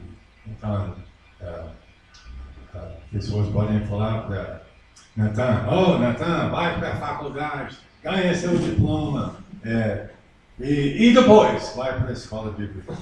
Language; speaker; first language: Portuguese; non-native, fluent; English